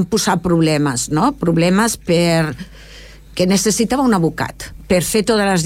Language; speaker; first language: Catalan; native; Catalan